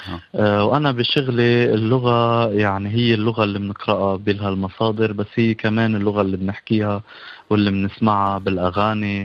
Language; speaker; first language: Arabic; native; Arabic